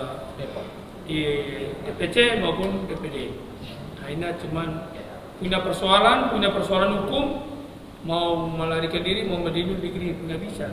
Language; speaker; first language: Indonesian; non-native, local second language; Tetum